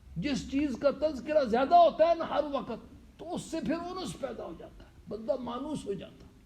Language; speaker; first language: Urdu; non-native, local second language; Punjabi